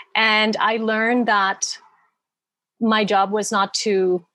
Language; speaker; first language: English; non-native, fluent; Spanish